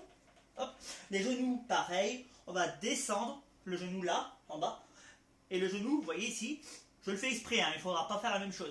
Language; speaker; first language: French; native; French